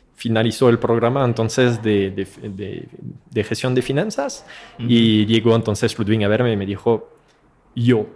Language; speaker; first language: Spanish; non-native, fluent; French